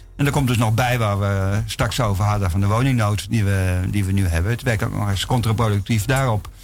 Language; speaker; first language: Dutch; native; Dutch